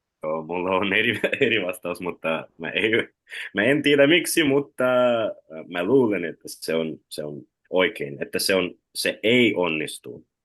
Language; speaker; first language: Finnish; non-native, learner; Russian